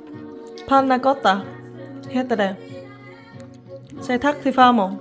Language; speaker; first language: Swedish; non-native, learner; Vietnamese